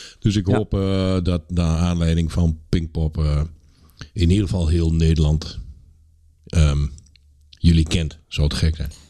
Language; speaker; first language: Dutch; native; Dutch